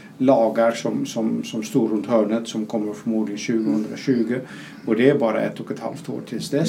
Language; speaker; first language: Swedish; non-native, fluent; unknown